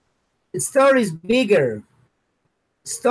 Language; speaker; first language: English; non-native, fluent; Spanish